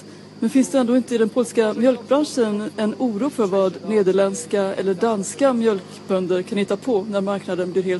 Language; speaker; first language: Swedish; native; Swedish